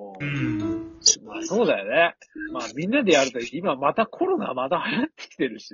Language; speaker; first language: Japanese; native; Japanese